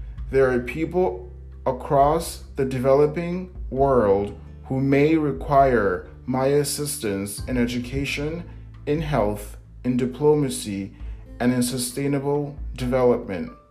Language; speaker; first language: English; native; English